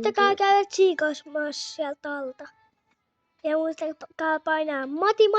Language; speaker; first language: Finnish; native; Finnish